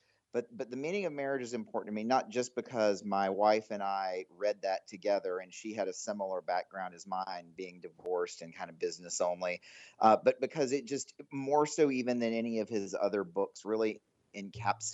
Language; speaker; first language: English; native; English